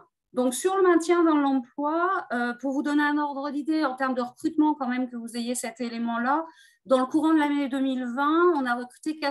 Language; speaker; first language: French; native; French